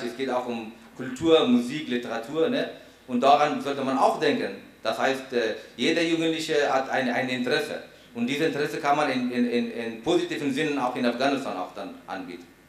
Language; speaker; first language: German; non-native, fluent; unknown